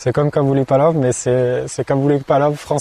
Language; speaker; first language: French; native; French